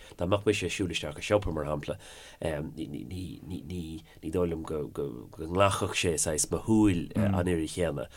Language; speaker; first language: Irish; non-native, local second language; English